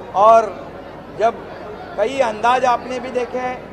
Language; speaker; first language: Hindi; non-native, local second language; Marathi